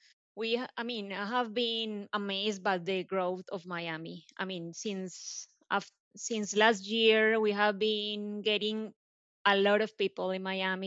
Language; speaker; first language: English; non-native, fluent; Spanish